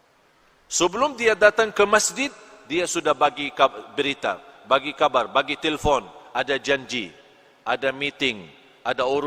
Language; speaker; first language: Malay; non-native, fluent; Arabic